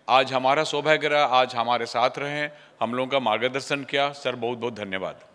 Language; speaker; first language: Hindi; non-native, local second language; Odia